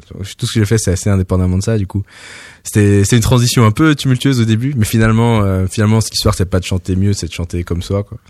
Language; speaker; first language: French; early bilingual, other home language; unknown